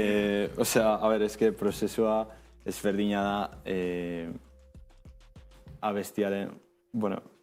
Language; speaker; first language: Basque; non-native, local second language; Spanish